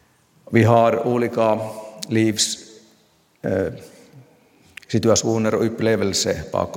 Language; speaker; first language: Swedish; non-native, local second language; Finnish